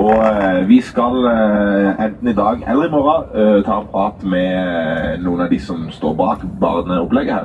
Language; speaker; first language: Norwegian; native; Norwegian